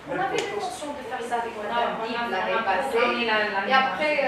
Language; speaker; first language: French; non-native, local second language; Arabic